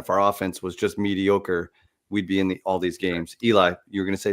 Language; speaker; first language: English; native; English